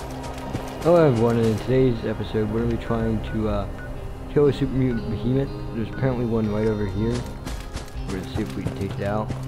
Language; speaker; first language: English; native; English